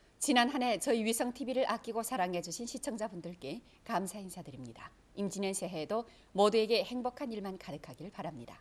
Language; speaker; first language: Korean; native; Korean